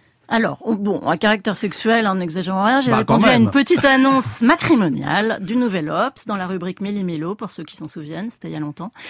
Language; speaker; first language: French; native; French